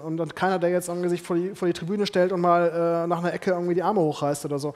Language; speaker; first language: German; native; German